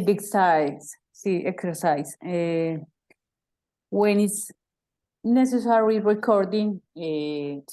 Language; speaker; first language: English; non-native, learner; Spanish